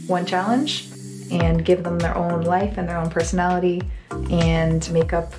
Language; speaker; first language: English; native; English